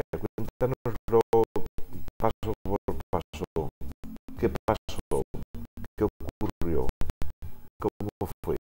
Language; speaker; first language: Spanish; native; Spanish